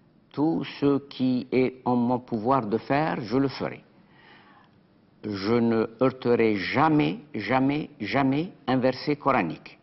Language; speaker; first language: French; non-native, local second language; Arabic